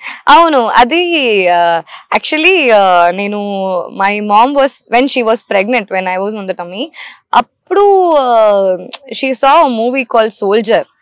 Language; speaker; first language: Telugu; non-native, local second language; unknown